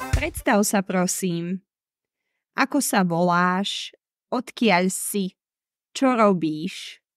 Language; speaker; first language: Slovak; native; Slovak